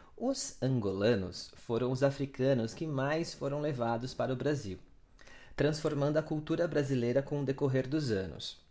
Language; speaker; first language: Portuguese; native; Portuguese